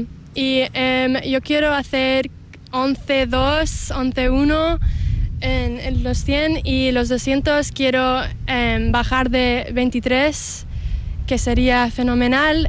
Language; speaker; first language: Spanish; early bilingual, heritage; Spanish